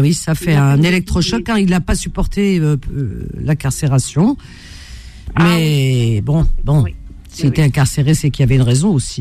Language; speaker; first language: French; native; French